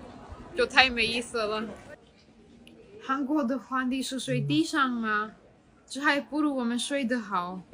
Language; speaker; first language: Chinese; non-native, fluent; Slovak